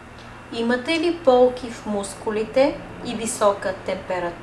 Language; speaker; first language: Bulgarian; non-native, fluent; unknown